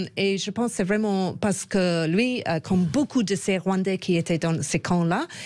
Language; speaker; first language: French; non-native, fluent; English